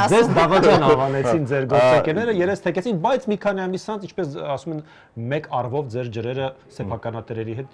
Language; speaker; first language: Armenian; native; Armenian